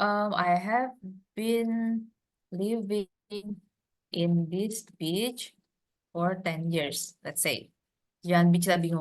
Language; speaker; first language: English; non-native, fluent; Indonesian